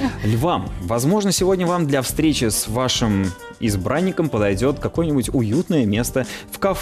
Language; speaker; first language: Russian; native; Russian